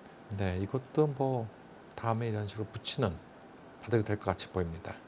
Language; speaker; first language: Korean; native; Korean